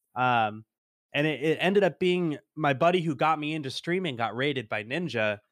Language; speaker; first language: English; native; English